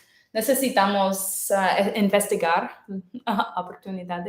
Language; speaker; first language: Spanish; non-native, learner; English